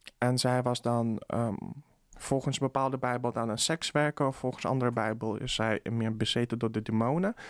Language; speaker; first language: Dutch; early bilingual, other home language; Russian